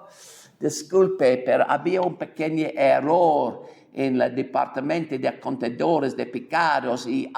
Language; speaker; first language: Spanish; non-native, fluent; English